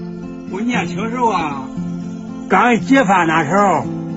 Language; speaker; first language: Chinese; native; Chinese